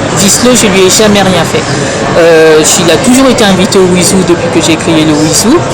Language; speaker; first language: French; early bilingual, other home language; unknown